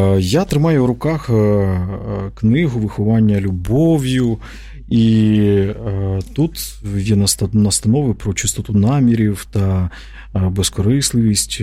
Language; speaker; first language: Ukrainian; native; Ukrainian